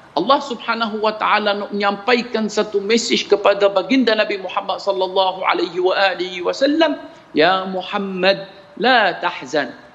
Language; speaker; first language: Malay; non-native, fluent; Arabic